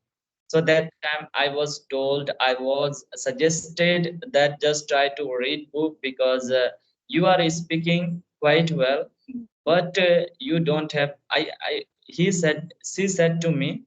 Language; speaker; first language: English; non-native, fluent; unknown